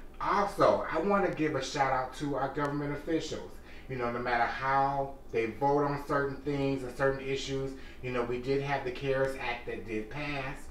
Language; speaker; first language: English; native; English